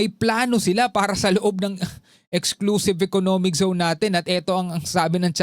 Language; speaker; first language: Filipino; native; Filipino